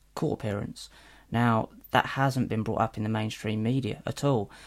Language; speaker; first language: English; native; English